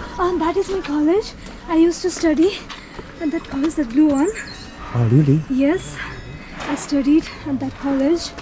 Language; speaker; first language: English; non-native, fluent; Nepali